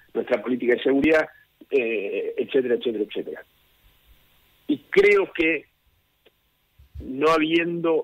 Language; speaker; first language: Spanish; native; Spanish